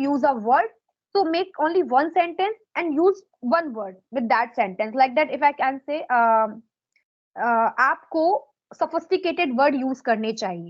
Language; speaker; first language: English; non-native, local second language; Hindi